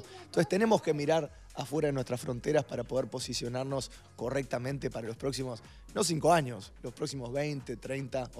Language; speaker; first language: Spanish; native; Spanish